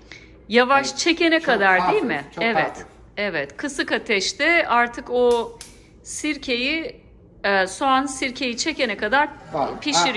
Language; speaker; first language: Turkish; native; Turkish